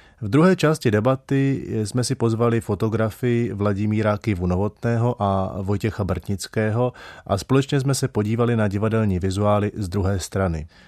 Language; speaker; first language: Czech; native; Czech